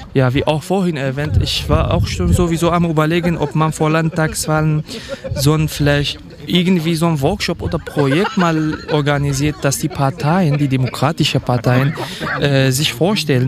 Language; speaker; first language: German; non-native, fluent; Kurdish